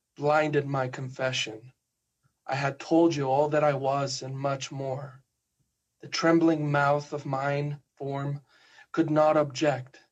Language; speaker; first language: English; non-native, fluent; Spanish